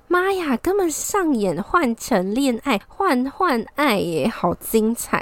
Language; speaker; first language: Chinese; native; Chinese